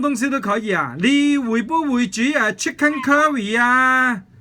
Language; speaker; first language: Chinese; non-native, local second language; Cantonese